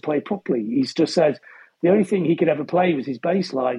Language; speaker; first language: English; native; English